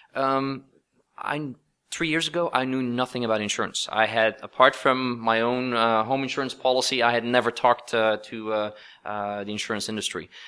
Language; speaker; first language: English; non-native, fluent; Dutch